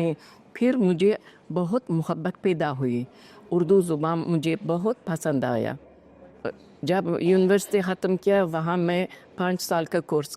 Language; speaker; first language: Hindi; non-native, fluent; Uzbek